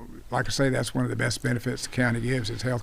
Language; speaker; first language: English; native; English